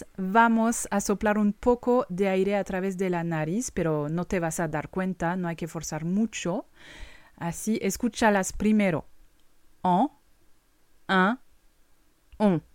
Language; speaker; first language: Spanish; non-native, fluent; French